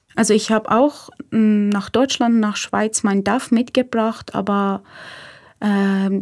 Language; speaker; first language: German; non-native, fluent; Persian